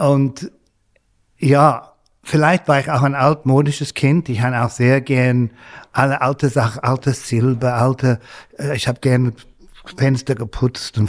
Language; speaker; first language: German; non-native, fluent; English